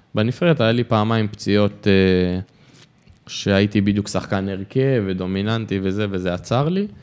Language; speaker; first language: Hebrew; native; Hebrew